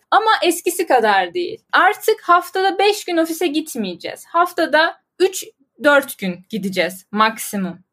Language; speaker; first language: Turkish; native; Turkish